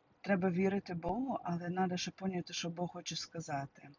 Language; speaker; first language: Ukrainian; early bilingual, heritage; Ukrainian